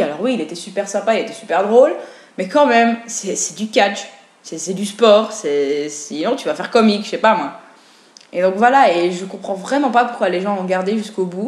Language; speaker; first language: French; native; French